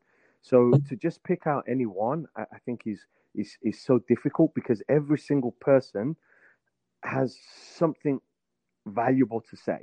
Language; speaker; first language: English; native; English